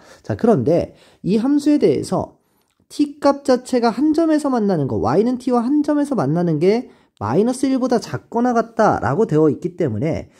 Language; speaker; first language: Korean; native; Korean